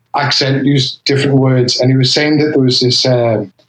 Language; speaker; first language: English; native; English